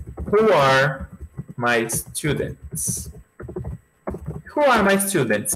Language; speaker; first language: English; non-native, fluent; Portuguese